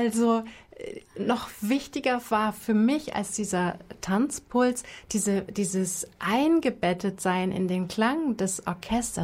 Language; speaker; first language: German; native; German